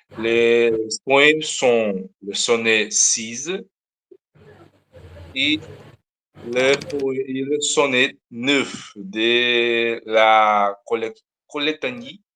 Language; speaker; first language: French; non-native, learner; Portuguese